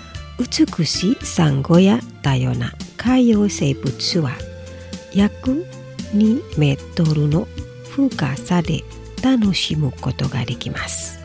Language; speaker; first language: Japanese; non-native, fluent; Indonesian